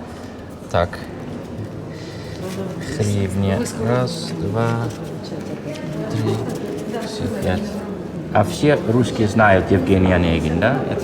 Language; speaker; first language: Russian; non-native, fluent; Dutch